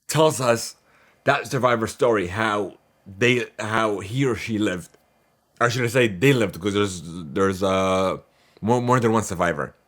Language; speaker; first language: English; early bilingual, heritage; Arabic